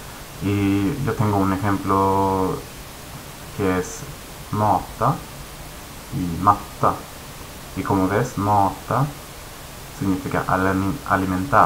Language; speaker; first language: Spanish; non-native, fluent; Swedish